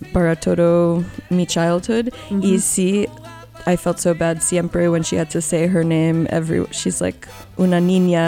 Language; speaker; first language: Spanish; non-native, learner; English